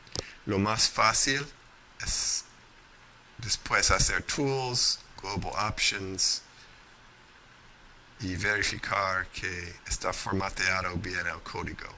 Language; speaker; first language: Spanish; non-native, fluent; English